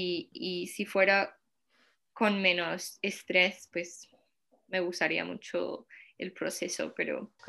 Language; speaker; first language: Spanish; early bilingual, heritage; Spanish